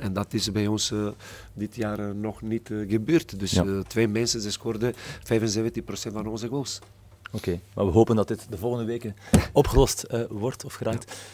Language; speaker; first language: Dutch; non-native, fluent; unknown